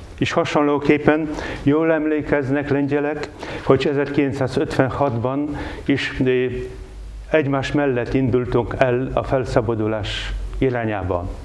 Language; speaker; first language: Hungarian; non-native, fluent; Polish